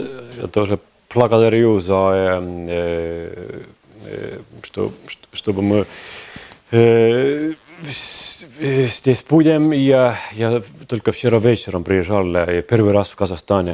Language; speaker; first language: Russian; non-native, learner; Estonian